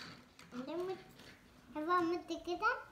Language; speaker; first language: Dutch; early bilingual, other home language; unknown